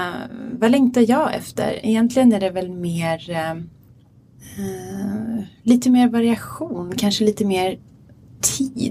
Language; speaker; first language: Swedish; native; Swedish